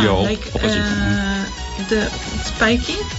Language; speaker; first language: English; non-native, fluent; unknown